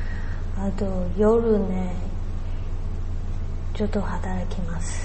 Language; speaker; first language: Japanese; non-native, learner; Chinese